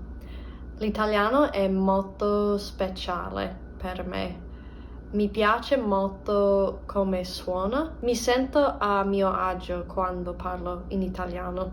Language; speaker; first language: Italian; non-native, learner; English